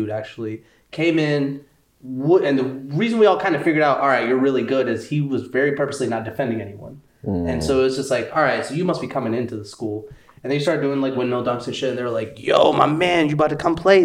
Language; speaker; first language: English; native; English